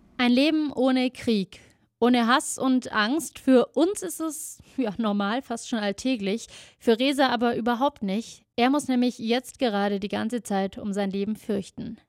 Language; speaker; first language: German; native; German